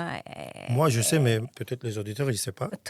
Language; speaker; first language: French; non-native, fluent; Armenian